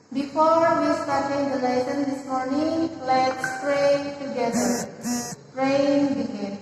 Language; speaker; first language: English; non-native, fluent; Indonesian